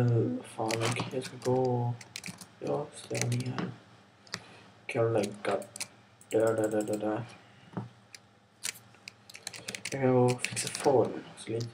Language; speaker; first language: Swedish; native; Swedish